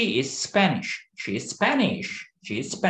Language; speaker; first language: English; non-native, fluent; Turkish